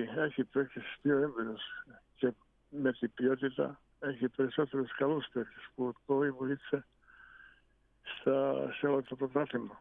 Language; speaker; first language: Greek; non-native, fluent; Bosnian